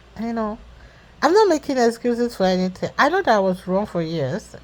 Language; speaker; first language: English; non-native, local second language; Yoruba